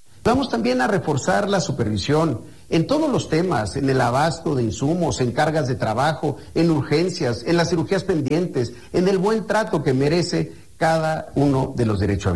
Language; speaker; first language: Spanish; native; Spanish